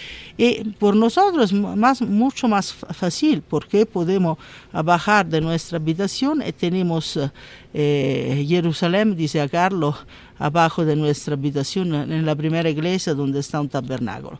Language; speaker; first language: Spanish; non-native, learner; Italian